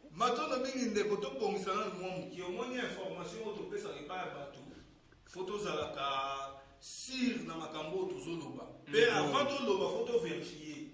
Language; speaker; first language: Lingala; non-native, local second language; Kongo